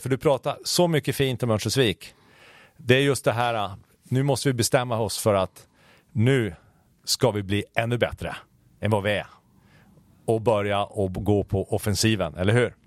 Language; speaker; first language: Swedish; non-native, fluent; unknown